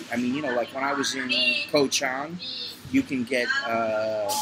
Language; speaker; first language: English; native; English